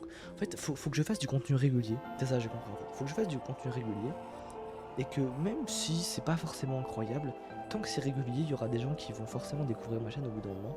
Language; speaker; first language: French; native; French